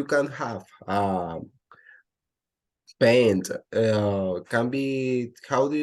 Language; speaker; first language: English; non-native, learner; Spanish